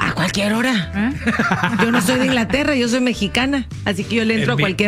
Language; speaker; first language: Spanish; native; Spanish